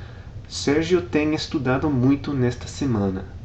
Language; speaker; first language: Portuguese; non-native, fluent; English